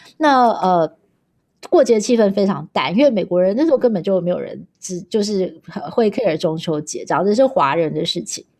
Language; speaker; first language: Chinese; native; Chinese